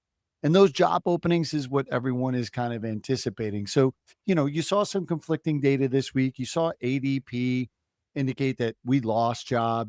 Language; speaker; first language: English; native; English